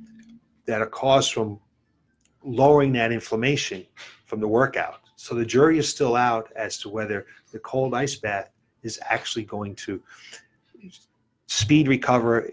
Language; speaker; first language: English; native; English